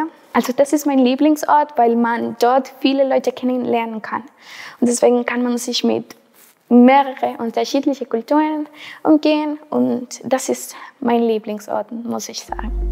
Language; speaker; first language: German; non-native, fluent; Spanish